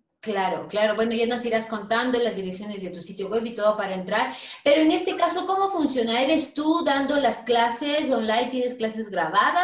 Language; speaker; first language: Spanish; native; Spanish